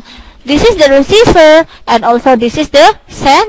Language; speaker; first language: English; non-native, local second language; Indonesian